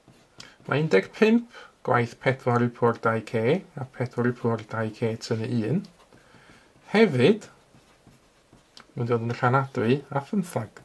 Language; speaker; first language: Welsh; native; Welsh